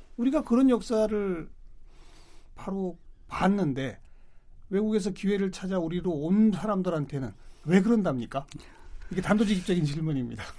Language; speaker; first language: Korean; native; Korean